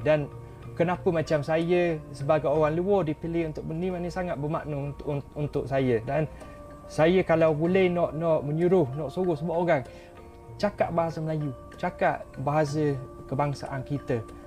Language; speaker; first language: Malay; non-native, fluent; English